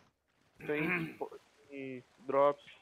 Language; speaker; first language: Portuguese; native; Portuguese